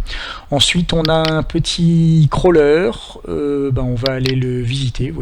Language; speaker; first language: French; native; French